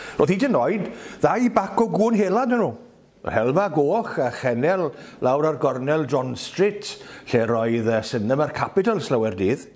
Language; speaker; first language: Welsh; native; Welsh